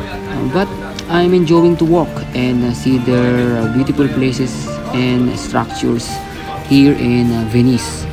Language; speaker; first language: English; non-native, local second language; Filipino